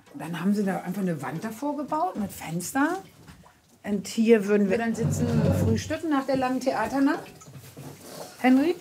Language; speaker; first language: German; native; German